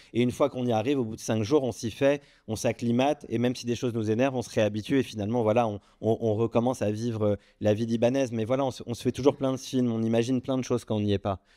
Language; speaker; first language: French; early bilingual, other home language; Arabic